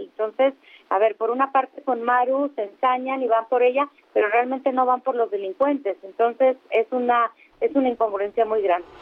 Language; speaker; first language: Spanish; native; Spanish